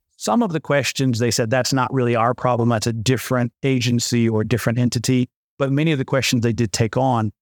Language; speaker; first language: English; native; English